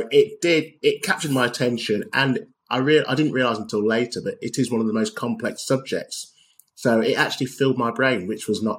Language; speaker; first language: English; native; English